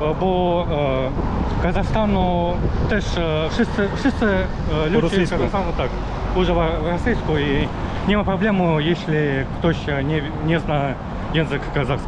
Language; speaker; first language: Polish; early bilingual, heritage; Russian